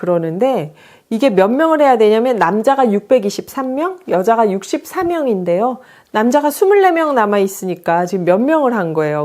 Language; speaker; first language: Korean; native; Korean